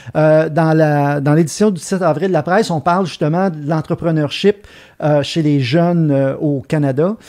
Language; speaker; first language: French; native; French